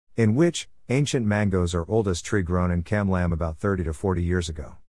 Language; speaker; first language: English; non-native, fluent; Vietnamese